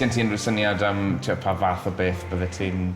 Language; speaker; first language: Welsh; native; Welsh